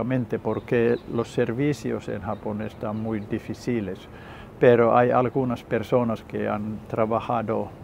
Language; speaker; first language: Spanish; non-native, learner; Finnish